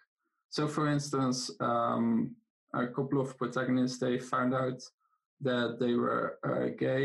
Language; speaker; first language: English; non-native, fluent; Dutch